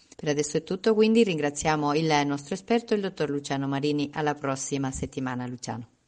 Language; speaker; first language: Italian; non-native, fluent; Spanish